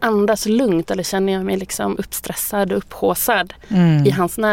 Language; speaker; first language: Swedish; native; Swedish